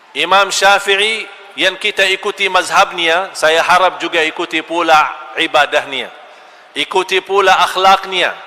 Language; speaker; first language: Malay; non-native, fluent; Arabic